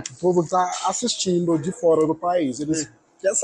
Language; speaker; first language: Portuguese; non-native, fluent; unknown